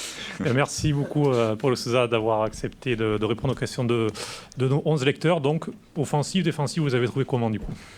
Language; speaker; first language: French; native; French